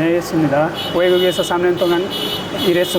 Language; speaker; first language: Korean; non-native, learner; Nepali